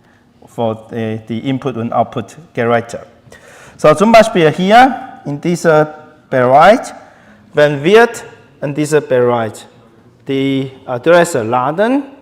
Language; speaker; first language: German; non-native, learner; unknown